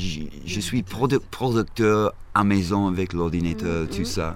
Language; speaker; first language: French; non-native, fluent; English